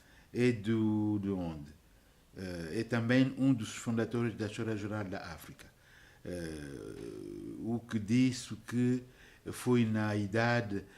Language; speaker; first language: Portuguese; non-native, fluent; French